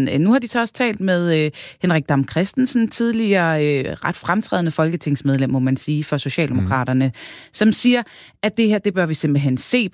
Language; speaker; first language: Danish; native; Danish